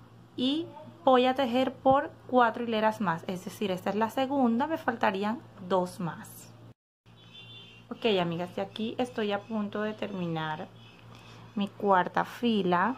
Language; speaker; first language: Spanish; native; Spanish